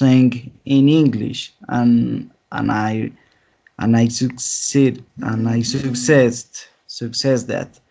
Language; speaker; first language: English; non-native, learner; Spanish